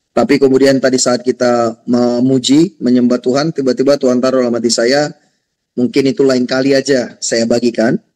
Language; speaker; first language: Indonesian; native; Indonesian